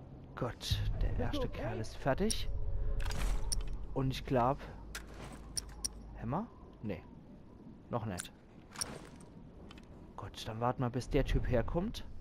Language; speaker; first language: German; native; German